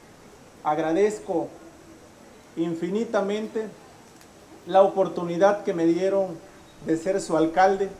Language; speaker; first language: Spanish; native; Spanish